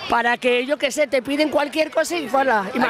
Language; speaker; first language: Spanish; native; Spanish